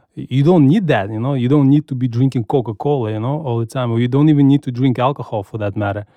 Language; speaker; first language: English; non-native, fluent; Russian